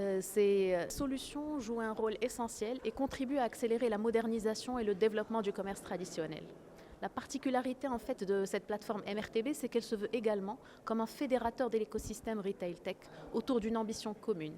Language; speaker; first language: French; non-native, local second language; Arabic